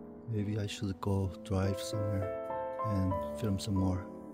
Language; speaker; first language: English; non-native, fluent; Korean